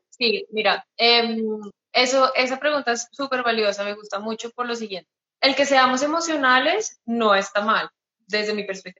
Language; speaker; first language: Spanish; native; Spanish